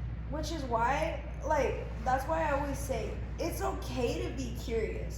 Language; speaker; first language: English; native; English